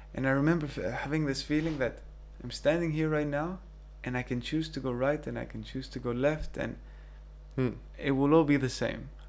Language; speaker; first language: English; early bilingual, other home language; Greek